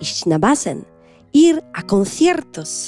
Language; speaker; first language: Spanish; non-native, fluent; Polish